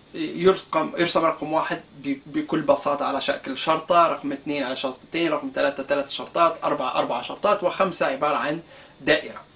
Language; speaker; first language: Arabic; non-native, local second language; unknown